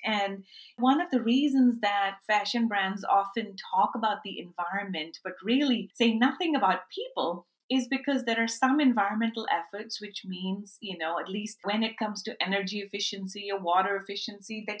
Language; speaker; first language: English; non-native, local second language; Urdu